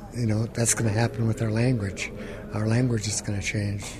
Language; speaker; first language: English; early bilingual, other home language; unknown